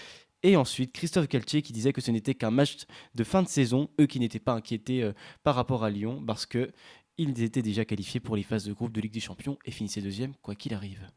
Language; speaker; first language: French; native; French